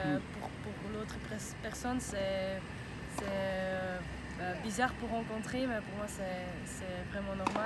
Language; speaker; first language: French; non-native, local second language; Dutch